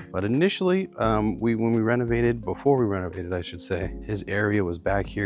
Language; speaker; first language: English; native; English